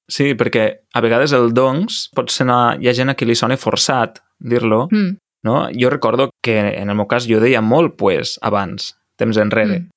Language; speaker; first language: Catalan; native; Catalan